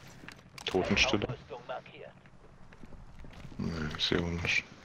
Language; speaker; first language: German; native; German